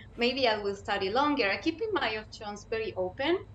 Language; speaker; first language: English; non-native, fluent; Spanish